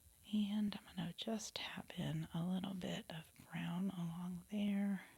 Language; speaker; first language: English; native; English